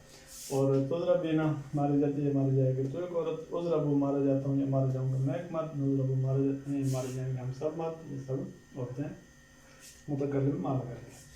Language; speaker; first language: Urdu; native; Urdu